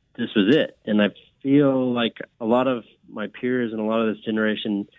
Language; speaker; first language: English; native; English